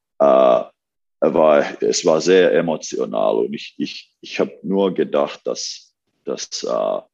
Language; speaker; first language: German; non-native, learner; Finnish